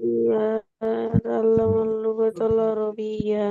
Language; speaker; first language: Arabic; non-native, learner; Bangla